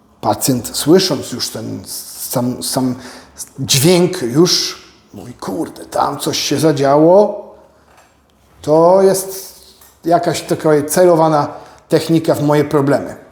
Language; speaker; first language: Polish; native; Polish